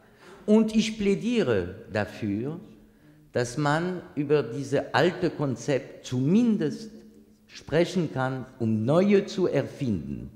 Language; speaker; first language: German; non-native, fluent; French